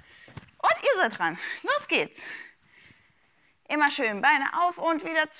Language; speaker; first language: German; native; German